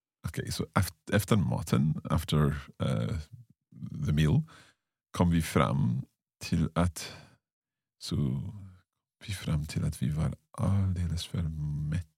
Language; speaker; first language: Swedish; non-native, learner; English